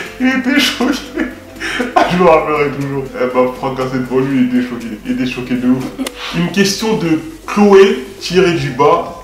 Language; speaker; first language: French; early bilingual, other home language; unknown